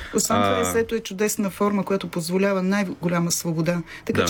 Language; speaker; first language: Bulgarian; native; Bulgarian